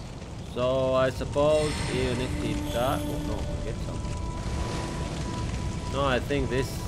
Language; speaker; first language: English; non-native, fluent; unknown